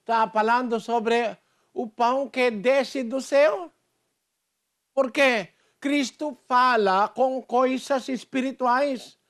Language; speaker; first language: Portuguese; non-native, fluent; Filipino